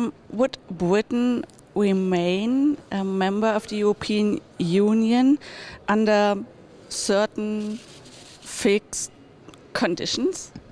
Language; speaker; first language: English; non-native, fluent; German